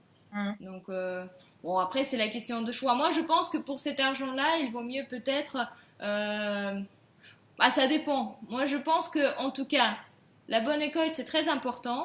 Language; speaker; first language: French; non-native, fluent; Russian